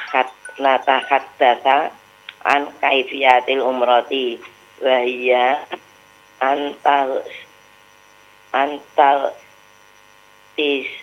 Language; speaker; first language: Arabic; non-native, learner; Indonesian